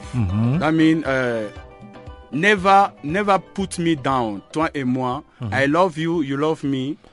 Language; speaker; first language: English; non-native, local second language; French